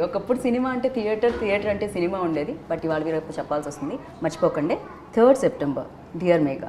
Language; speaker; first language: Telugu; native; Telugu